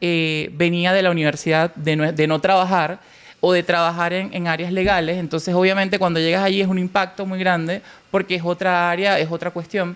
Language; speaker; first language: Spanish; native; Spanish